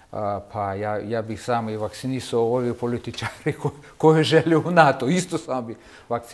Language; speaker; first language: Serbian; non-native, fluent; Russian